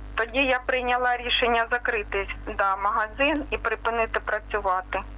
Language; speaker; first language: Ukrainian; non-native, local second language; Russian